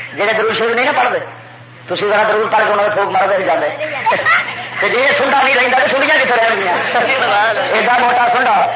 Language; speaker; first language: Urdu; non-native, local second language; Punjabi